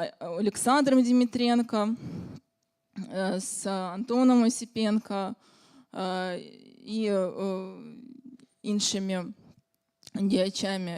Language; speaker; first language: Ukrainian; non-native, fluent; Russian